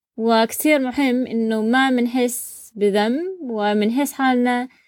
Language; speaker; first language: Arabic; non-native, learner; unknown